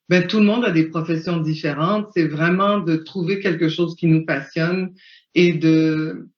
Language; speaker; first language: French; early bilingual, other home language; Haitian Creole